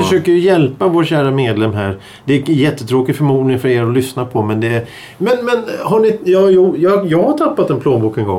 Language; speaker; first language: Swedish; native; Swedish